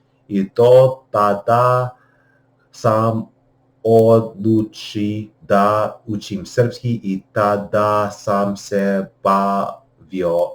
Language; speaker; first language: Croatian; non-native, learner; English